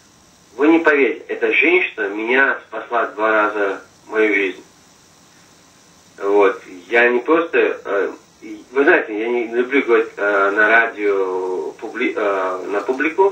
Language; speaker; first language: Russian; non-native, fluent; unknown